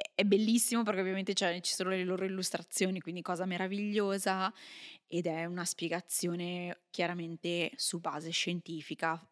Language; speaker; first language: Italian; native; Italian